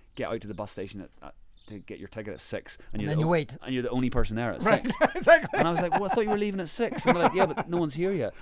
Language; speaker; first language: English; native; English